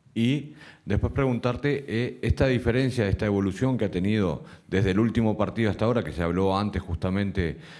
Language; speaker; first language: Spanish; native; Spanish